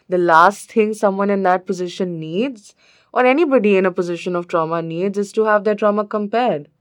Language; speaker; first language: English; non-native, local second language; Hindi